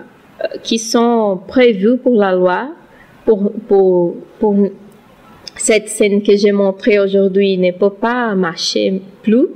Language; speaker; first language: French; non-native, learner; Portuguese